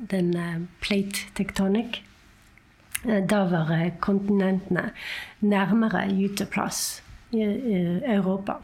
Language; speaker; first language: Norwegian; non-native, fluent; French